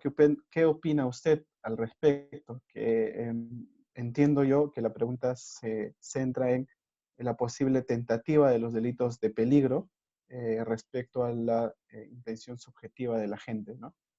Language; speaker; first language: Spanish; native; Spanish